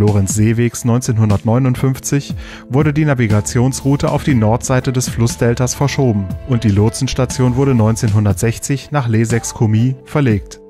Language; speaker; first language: German; native; German